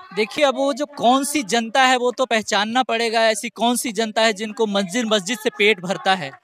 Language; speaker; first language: Hindi; native; Hindi